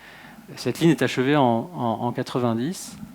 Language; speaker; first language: French; native; French